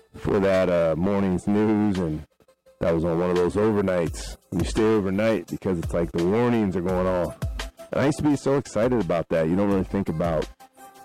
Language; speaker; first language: English; native; English